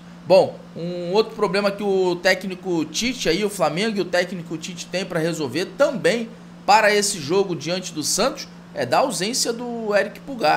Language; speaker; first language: Portuguese; native; Portuguese